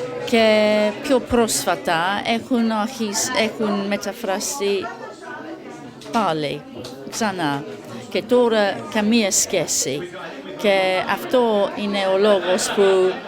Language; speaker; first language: Greek; non-native, learner; English